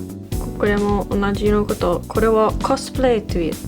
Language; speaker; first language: Japanese; non-native, learner; English